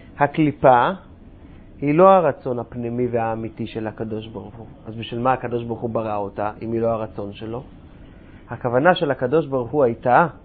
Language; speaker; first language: Hebrew; non-native, fluent; English